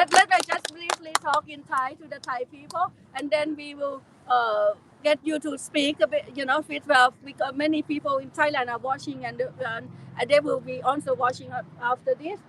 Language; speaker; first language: English; non-native, fluent; Thai